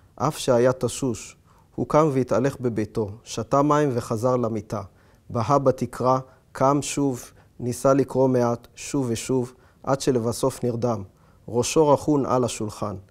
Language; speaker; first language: Hebrew; native; Hebrew